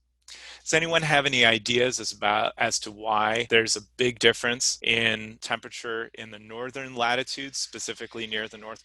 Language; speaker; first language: English; native; English